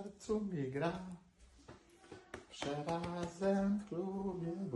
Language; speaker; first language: Polish; native; Polish